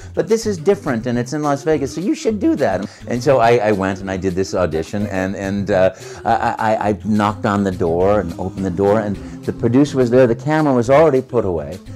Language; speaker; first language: English; native; English